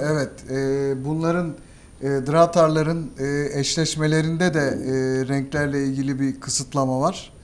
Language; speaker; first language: Turkish; native; Turkish